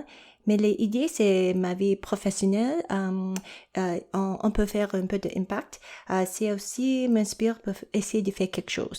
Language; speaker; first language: French; non-native, local second language; English